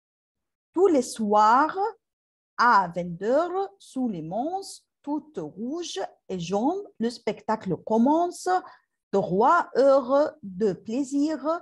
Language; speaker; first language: French; non-native, learner; Arabic